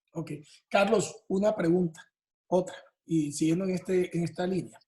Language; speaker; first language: Spanish; native; Spanish